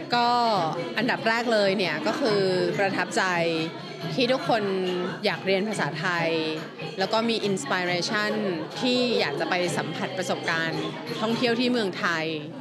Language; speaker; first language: Thai; native; Thai